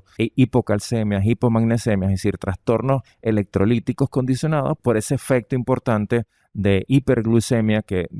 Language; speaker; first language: Spanish; native; Spanish